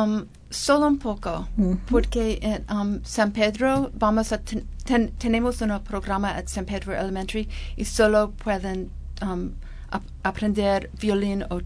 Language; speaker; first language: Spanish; non-native, learner; English